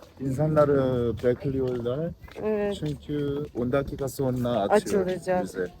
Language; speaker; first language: Turkish; non-native, learner; Korean